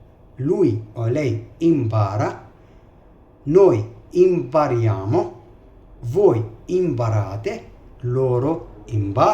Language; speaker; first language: Italian; non-native, fluent; Arabic